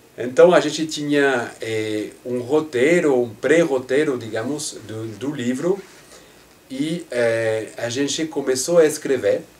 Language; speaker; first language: Portuguese; non-native, fluent; French